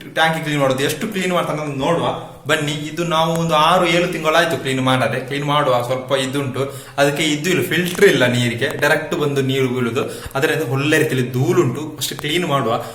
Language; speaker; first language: Kannada; native; Kannada